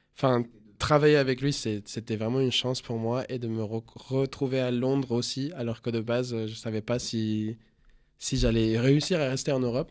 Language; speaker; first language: French; non-native, fluent; Spanish